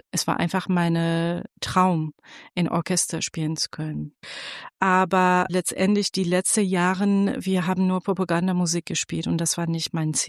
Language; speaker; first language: German; non-native, fluent; Persian